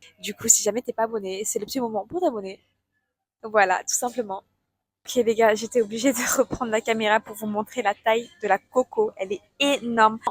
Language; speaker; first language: French; native; French